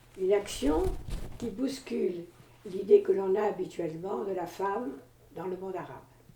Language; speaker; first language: French; native; French